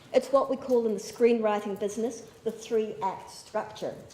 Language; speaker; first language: English; native; English